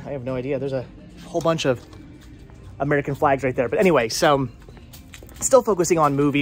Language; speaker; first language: English; native; English